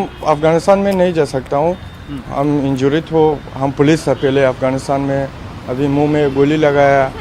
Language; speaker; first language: Hindi; non-native, learner; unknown